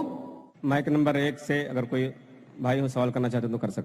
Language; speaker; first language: Hindi; native; Hindi